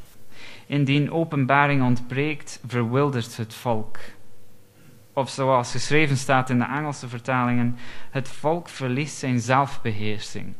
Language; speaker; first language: Dutch; non-native, fluent; English